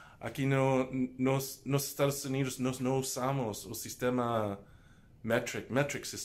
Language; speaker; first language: Portuguese; non-native, learner; English